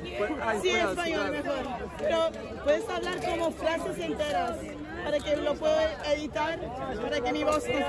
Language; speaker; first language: Spanish; non-native, fluent; English